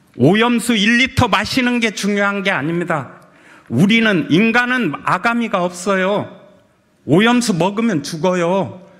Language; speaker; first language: Korean; native; Korean